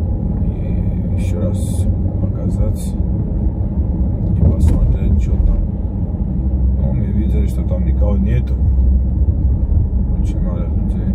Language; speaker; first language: Russian; non-native, fluent; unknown